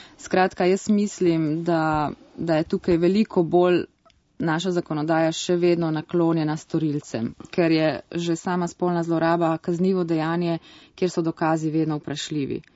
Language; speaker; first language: Slovenian; native; Slovenian